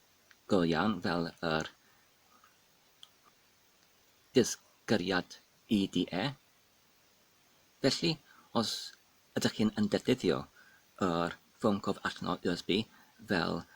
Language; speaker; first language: Welsh; non-native, fluent; English